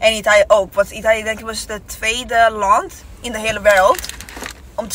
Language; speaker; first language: Dutch; non-native, learner; Italian